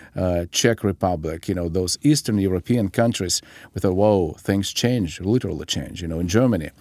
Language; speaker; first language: English; non-native, fluent; Ukrainian